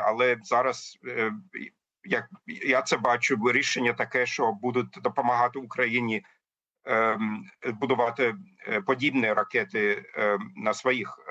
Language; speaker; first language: Ukrainian; non-native, fluent; German